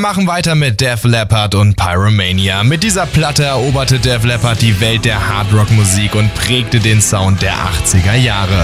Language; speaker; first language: German; native; German